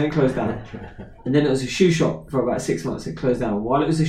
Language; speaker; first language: English; native; English